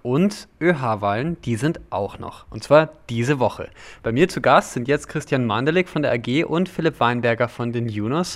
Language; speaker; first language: German; native; German